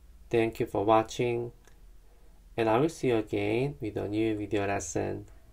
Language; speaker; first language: English; non-native, fluent; Korean